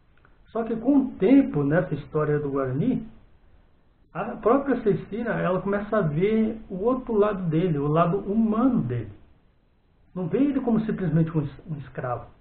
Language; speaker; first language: Portuguese; native; Portuguese